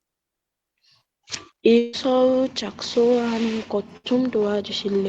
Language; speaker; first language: Korean; non-native, learner; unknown